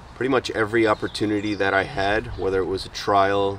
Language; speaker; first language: English; native; English